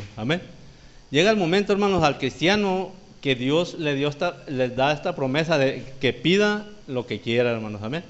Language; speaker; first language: Spanish; native; Spanish